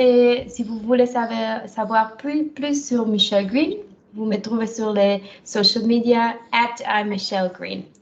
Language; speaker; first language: French; non-native, fluent; German